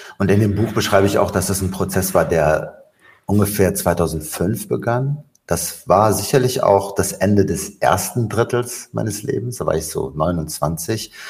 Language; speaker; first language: German; early bilingual, other home language; Arabic